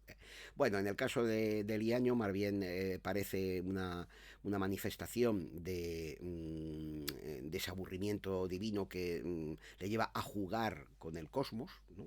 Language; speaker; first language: Spanish; native; Spanish